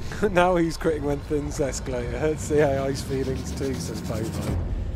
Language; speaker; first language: English; native; English